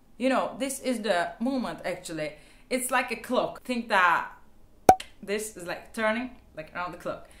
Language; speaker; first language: English; non-native, fluent; Turkish